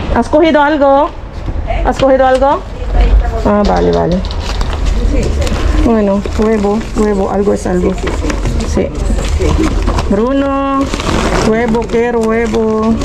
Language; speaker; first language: Spanish; non-native, fluent; Filipino